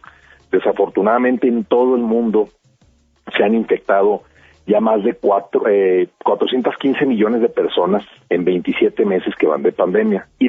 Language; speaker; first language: Spanish; native; Spanish